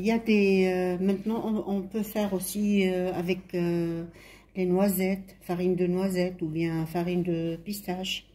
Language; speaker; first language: French; non-native, local second language; Arabic